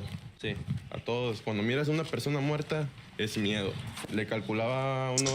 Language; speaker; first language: Spanish; native; Spanish